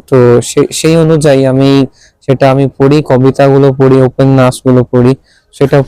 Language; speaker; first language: Bangla; non-native, fluent; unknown